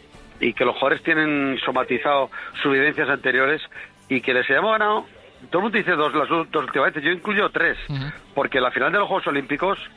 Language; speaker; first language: Spanish; native; Spanish